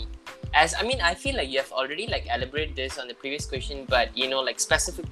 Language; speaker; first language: English; non-native, local second language; Tamil